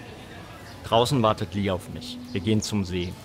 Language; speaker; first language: German; native; German